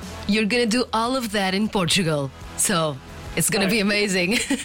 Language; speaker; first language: English; non-native, fluent; Portuguese